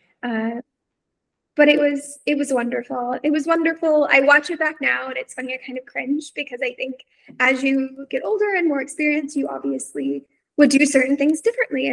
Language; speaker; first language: English; native; English